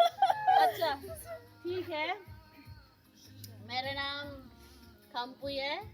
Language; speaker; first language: Hindi; non-native, local second language; Rongmei Naga